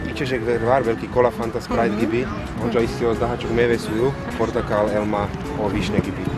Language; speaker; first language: Turkish; non-native, learner; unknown